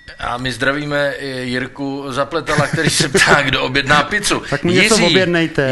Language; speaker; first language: Czech; native; Czech